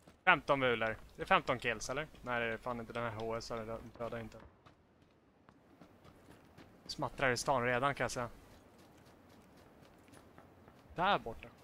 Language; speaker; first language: Swedish; native; Swedish